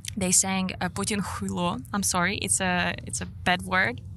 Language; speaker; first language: English; non-native, fluent; Ukrainian